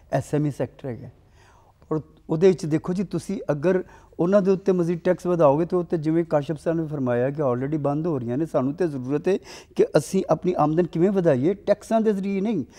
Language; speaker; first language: Punjabi; native; Punjabi